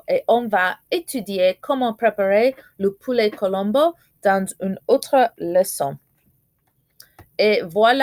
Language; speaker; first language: French; non-native, fluent; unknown